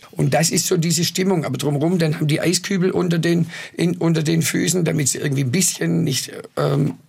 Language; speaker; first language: German; native; German